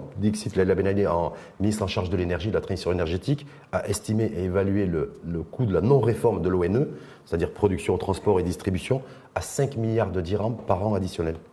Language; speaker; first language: French; non-native, local second language; Arabic